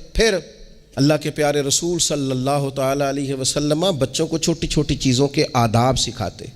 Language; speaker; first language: Urdu; non-native, local second language; Punjabi